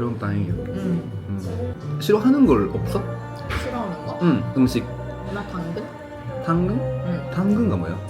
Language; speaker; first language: Korean; non-native, learner; Japanese